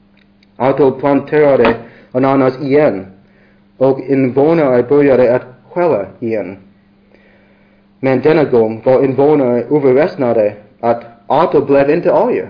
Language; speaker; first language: Swedish; non-native, learner; English